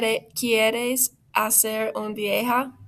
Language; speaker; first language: Spanish; non-native, learner; English